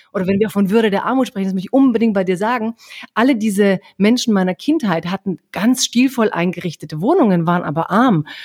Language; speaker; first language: German; early bilingual, other home language; Croatian